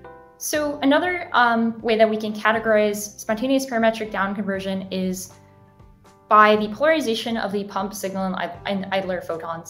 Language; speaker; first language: English; native; English